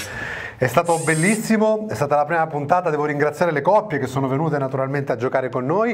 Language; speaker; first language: Italian; native; Italian